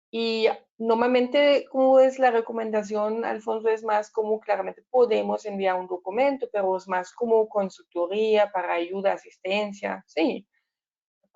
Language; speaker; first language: Spanish; non-native, learner; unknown